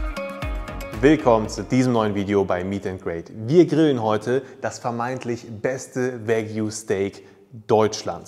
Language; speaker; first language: German; native; German